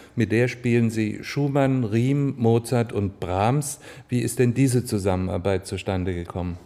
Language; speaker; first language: German; native; German